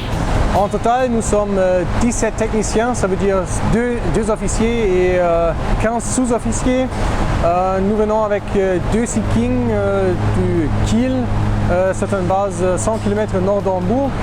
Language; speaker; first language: French; non-native, fluent; German